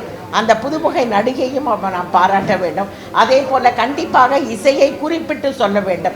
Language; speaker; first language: Tamil; native; Tamil